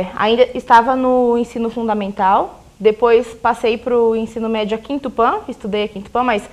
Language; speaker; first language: Portuguese; native; Portuguese